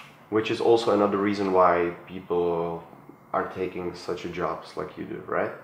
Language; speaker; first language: English; non-native, fluent; Czech